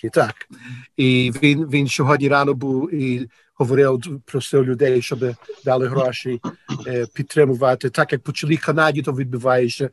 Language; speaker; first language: Ukrainian; early bilingual, heritage; Ukrainian